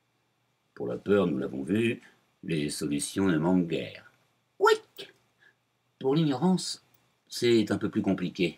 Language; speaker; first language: French; native; French